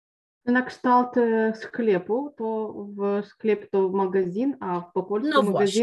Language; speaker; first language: Polish; non-native, learner; Ukrainian